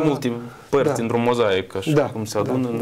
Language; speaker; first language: Romanian; native; Romanian